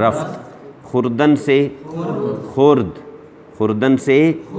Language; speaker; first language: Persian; non-native, fluent; Urdu